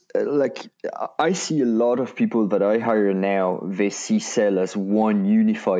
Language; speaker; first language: English; non-native, fluent; French